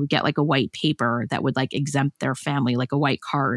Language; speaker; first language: English; native; English